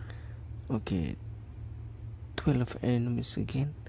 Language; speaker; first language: English; non-native, learner; Indonesian